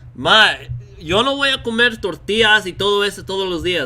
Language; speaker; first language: Spanish; early bilingual, heritage; Spanish